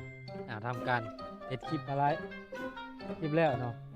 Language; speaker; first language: Thai; non-native, local second language; Northeastern Thai